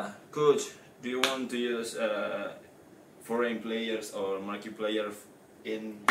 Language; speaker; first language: English; non-native, learner; Indonesian